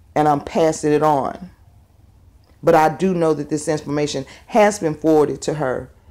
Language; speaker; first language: English; native; English